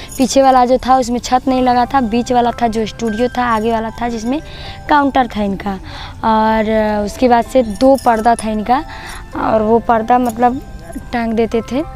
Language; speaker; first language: Hindi; native; Hindi